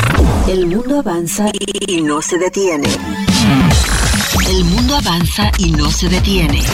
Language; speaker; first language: Spanish; native; Spanish